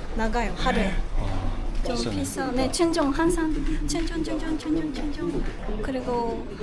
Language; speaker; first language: Korean; non-native, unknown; Japanese